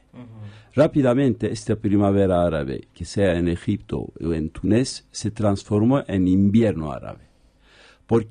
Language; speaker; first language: Spanish; non-native, fluent; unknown